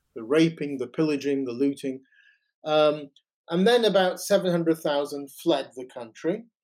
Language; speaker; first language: English; native; English